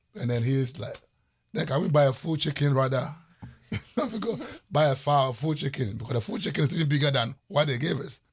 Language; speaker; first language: English; non-native, local second language; Ewe